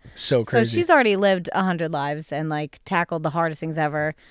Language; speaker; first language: English; native; English